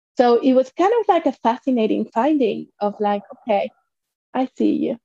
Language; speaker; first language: English; non-native, fluent; Spanish